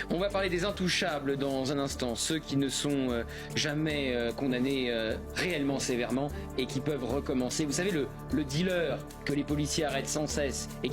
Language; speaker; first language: French; native; French